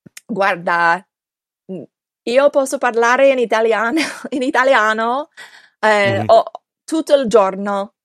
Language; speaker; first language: Italian; non-native, fluent; English